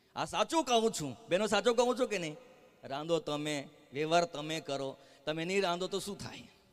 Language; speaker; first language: Gujarati; non-native, local second language; Gamit